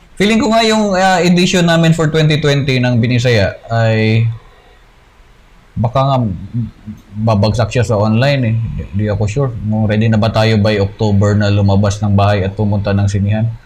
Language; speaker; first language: Filipino; non-native, local second language; Cebuano